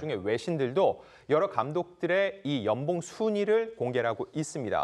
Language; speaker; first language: Korean; native; Korean